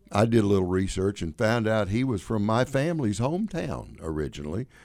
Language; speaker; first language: English; native; English